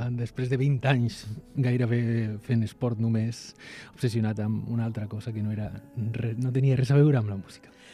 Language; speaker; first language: Catalan; non-native, local second language; Spanish